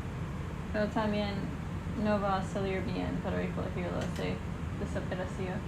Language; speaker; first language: Spanish; non-native, fluent; English